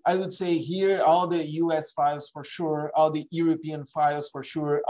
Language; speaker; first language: English; non-native, fluent; Portuguese